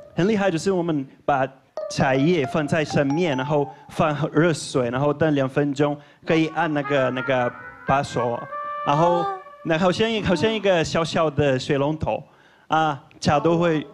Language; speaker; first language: Chinese; non-native, learner; Portuguese